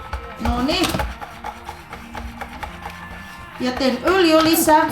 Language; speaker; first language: Finnish; non-native, learner; Filipino